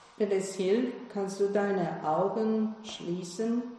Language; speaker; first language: German; non-native, fluent; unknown